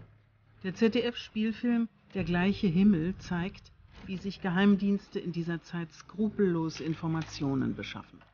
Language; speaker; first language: German; native; German